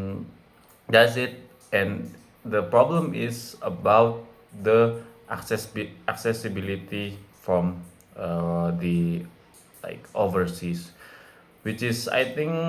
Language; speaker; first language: English; non-native, fluent; Indonesian